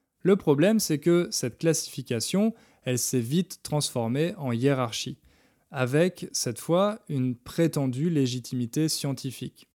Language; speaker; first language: French; native; French